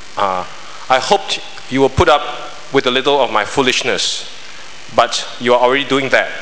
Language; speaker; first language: English; non-native, local second language; Chinese